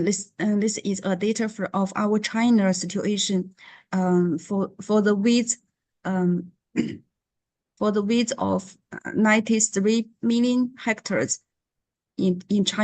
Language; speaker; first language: English; non-native, learner; Chinese